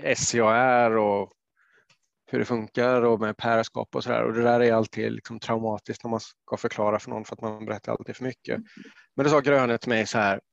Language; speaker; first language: Swedish; native; Swedish